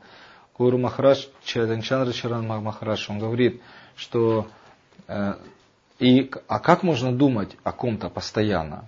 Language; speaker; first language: Russian; native; Russian